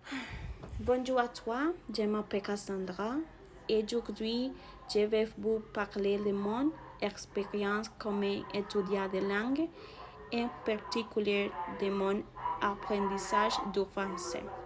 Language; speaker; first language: French; non-native, learner; Spanish